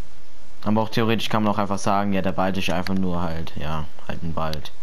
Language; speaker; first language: German; native; German